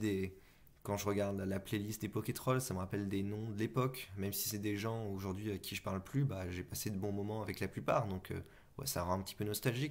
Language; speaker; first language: French; native; French